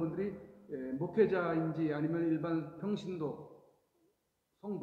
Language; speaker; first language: Korean; native; Korean